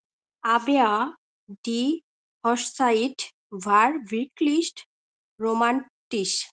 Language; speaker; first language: German; non-native, learner; Bangla